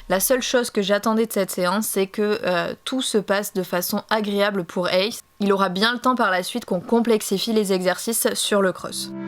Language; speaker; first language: French; native; French